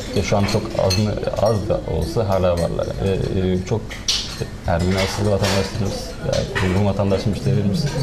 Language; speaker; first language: Turkish; native; Turkish